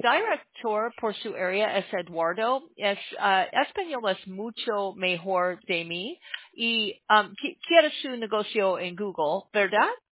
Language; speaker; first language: Spanish; non-native, learner; English